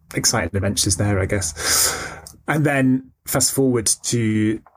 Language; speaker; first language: English; native; English